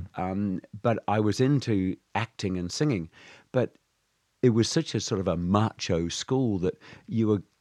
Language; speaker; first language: English; native; English